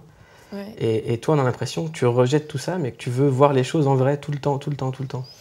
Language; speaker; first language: French; native; French